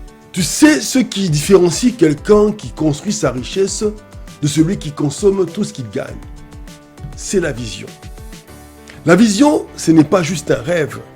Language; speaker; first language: French; non-native, local second language; Lingala